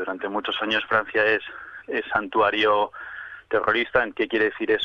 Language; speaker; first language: Spanish; native; Spanish